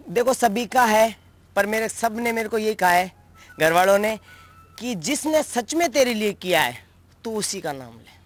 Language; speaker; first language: Hindi; native; Hindi